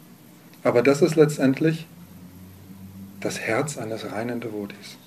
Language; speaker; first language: German; native; German